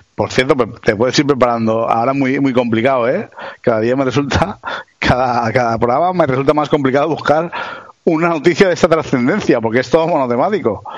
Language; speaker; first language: Spanish; native; Spanish